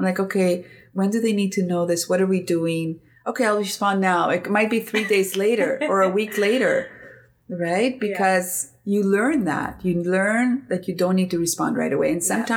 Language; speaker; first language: English; non-native, fluent; Greek